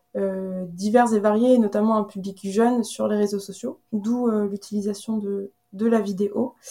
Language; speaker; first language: French; native; French